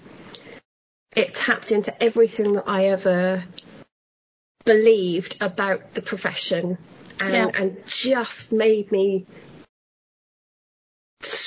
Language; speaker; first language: English; native; English